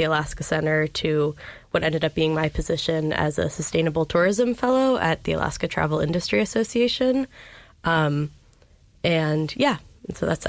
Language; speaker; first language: English; native; English